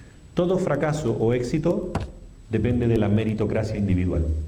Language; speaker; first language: Spanish; native; Spanish